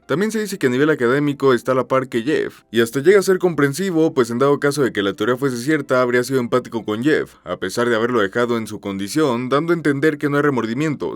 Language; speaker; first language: Spanish; native; Spanish